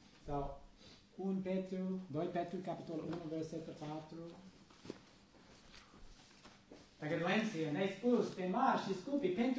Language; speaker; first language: Romanian; non-native, learner; English